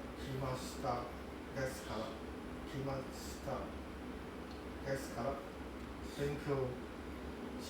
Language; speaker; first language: Japanese; non-native, learner; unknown